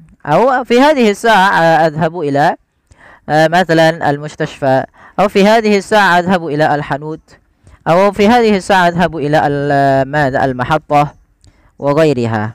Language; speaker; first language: Arabic; non-native, fluent; Indonesian